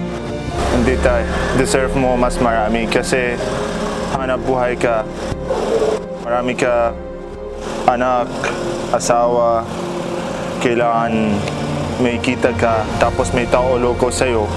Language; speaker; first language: Filipino; non-native, learner; Arabic